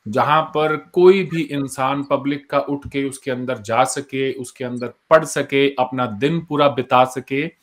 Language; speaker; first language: Hindi; native; Hindi